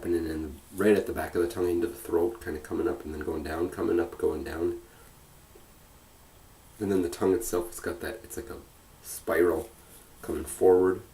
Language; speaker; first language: English; native; English